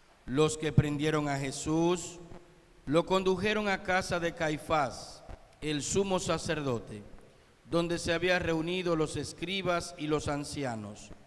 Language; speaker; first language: Spanish; native; Spanish